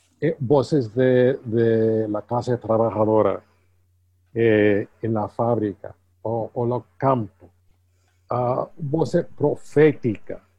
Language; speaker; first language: Spanish; early bilingual, heritage; English